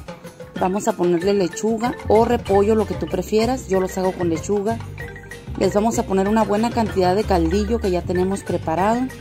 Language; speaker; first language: Spanish; native; Spanish